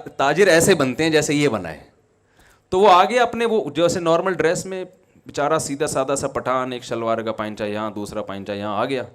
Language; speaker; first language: Urdu; native; Urdu